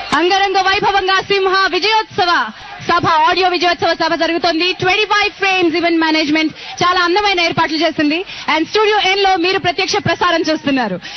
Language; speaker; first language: Telugu; native; Telugu